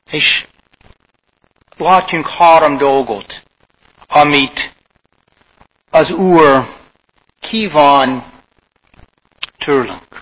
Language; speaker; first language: Hungarian; non-native, fluent; English